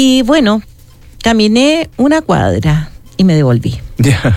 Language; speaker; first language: Spanish; native; Spanish